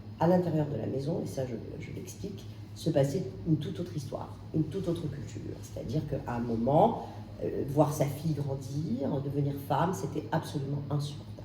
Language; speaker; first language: French; non-native, local second language; Arabic